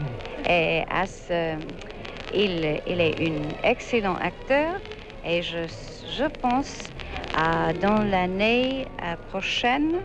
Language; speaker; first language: French; non-native, learner; English